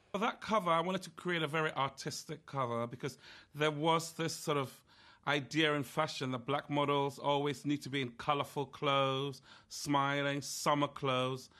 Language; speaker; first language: English; native; English